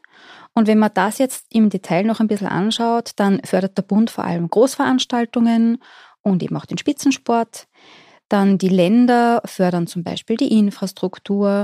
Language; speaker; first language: German; native; German